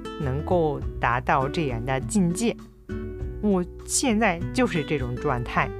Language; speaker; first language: Chinese; non-native, fluent; Japanese